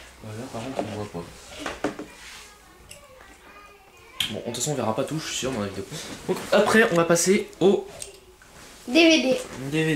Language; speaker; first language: French; native; French